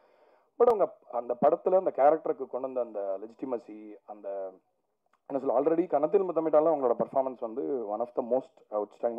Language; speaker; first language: Tamil; native; Tamil